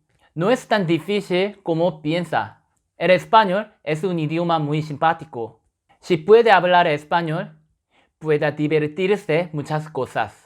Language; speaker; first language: Spanish; non-native, learner; Korean